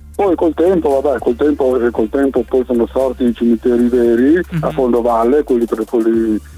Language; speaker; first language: Italian; native; Italian